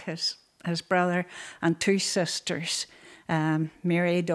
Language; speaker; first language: English; native; English